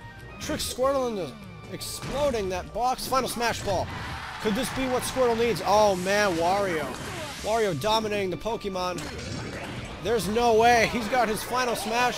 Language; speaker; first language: English; native; English